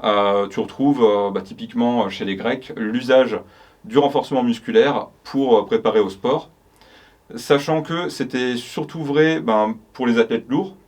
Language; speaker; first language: French; native; French